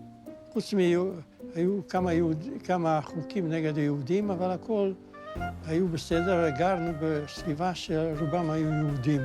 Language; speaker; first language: Hebrew; non-native, fluent; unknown